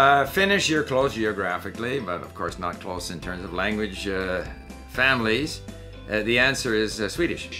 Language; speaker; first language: English; native; English